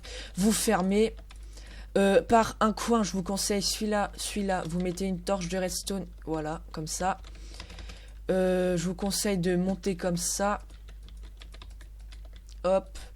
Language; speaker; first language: French; native; French